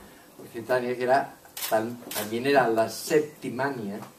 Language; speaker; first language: Spanish; non-native, local second language; Catalan